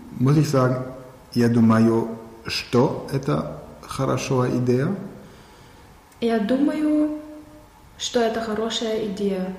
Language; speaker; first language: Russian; non-native, learner; German